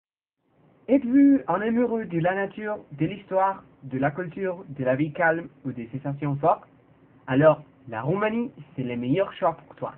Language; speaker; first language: French; non-native, learner; Spanish